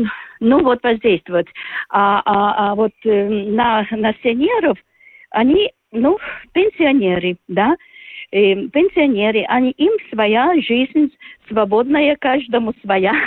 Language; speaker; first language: Russian; non-native, local second language; Latvian